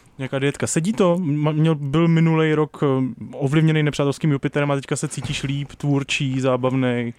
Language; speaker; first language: Czech; native; Czech